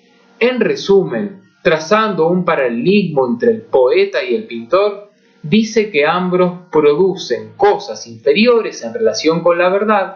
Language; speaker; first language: Spanish; native; Spanish